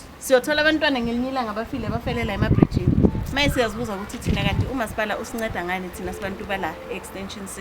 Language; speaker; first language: Zulu; native; Zulu